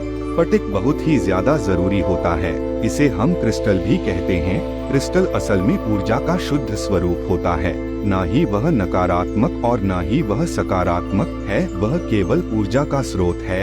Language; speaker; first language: Hindi; native; Hindi